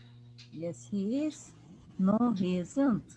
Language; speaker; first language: English; non-native, learner; Turkish